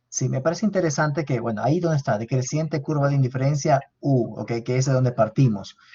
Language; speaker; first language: Spanish; native; Spanish